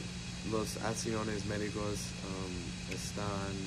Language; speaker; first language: Spanish; non-native, learner; English